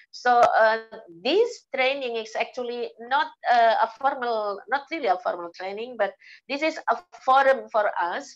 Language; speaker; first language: English; non-native, fluent; Indonesian